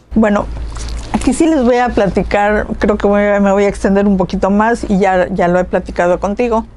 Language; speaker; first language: Spanish; native; Spanish